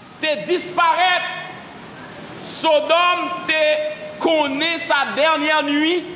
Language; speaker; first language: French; non-native, local second language; Haitian Creole